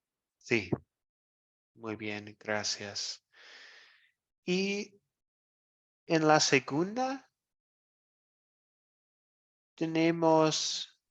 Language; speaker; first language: Spanish; non-native, fluent; English